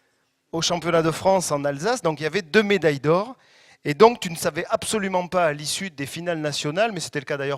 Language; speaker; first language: French; native; French